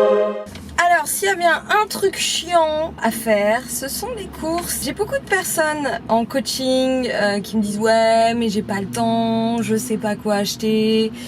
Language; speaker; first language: French; native; French